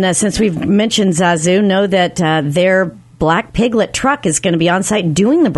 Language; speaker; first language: English; native; English